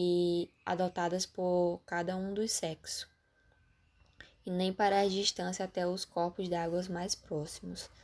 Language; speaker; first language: Portuguese; native; Portuguese